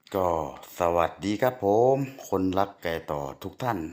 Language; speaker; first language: Thai; native; Thai